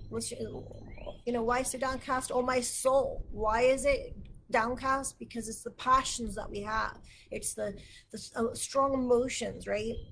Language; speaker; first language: English; native; English